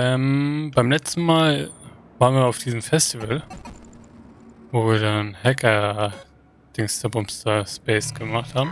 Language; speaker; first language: German; native; German